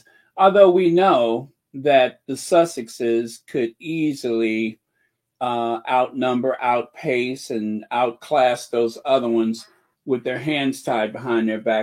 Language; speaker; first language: English; native; English